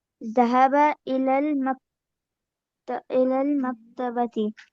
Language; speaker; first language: Arabic; non-native, learner; Urdu